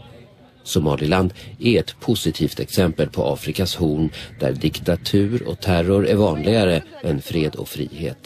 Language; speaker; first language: Swedish; native; Swedish